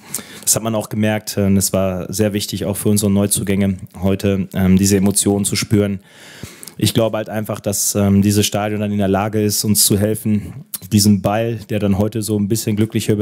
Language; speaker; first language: German; native; German